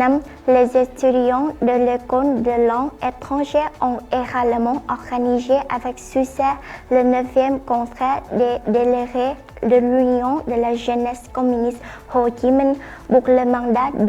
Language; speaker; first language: French; non-native, fluent; Vietnamese